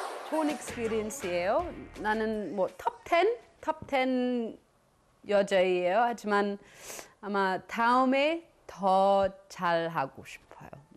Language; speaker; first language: Korean; non-native, learner; English